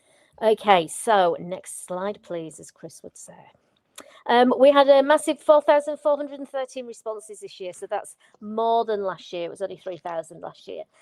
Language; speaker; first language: English; native; English